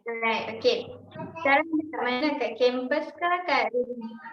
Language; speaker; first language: Malay; native; Malay